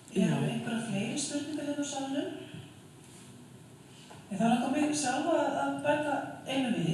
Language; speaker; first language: Icelandic; native; Icelandic